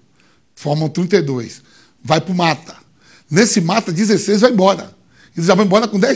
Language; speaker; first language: Portuguese; native; Portuguese